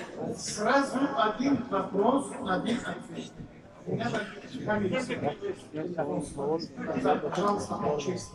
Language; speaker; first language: Russian; non-native, learner; Tajik